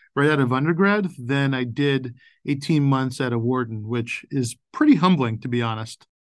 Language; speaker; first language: English; native; English